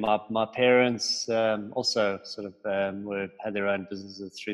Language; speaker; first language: English; native; English